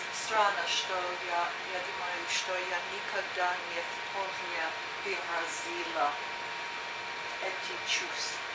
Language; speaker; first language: Russian; non-native, learner; English